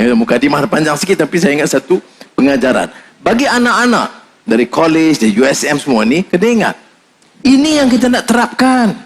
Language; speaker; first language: Malay; native; Malay